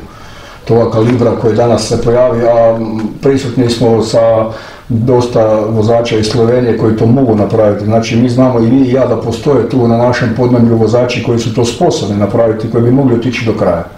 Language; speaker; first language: Croatian; native; Croatian